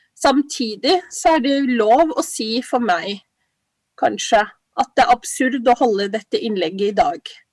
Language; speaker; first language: Norwegian; early bilingual, other home language; Somali